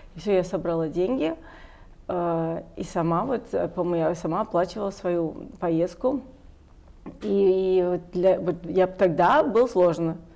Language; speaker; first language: Russian; non-native, fluent; English